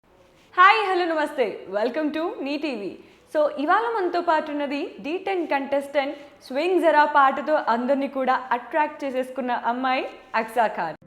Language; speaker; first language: Telugu; native; Telugu